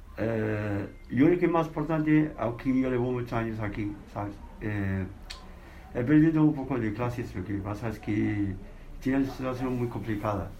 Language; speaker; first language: Spanish; non-native, learner; Arabic